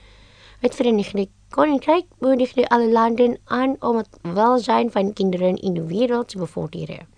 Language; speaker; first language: Dutch; non-native, fluent; Indonesian